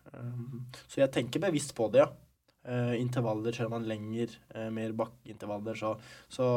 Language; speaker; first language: Norwegian; early bilingual, other home language; Arabic